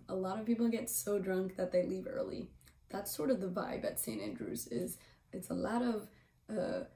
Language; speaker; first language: English; native; English